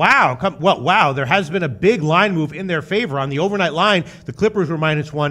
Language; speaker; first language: English; native; English